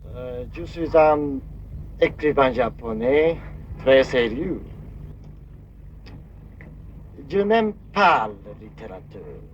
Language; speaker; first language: French; non-native, fluent; Japanese